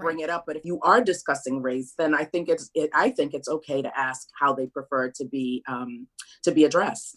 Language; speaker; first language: English; native; English